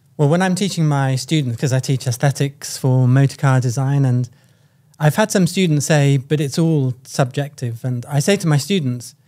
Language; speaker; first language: English; native; English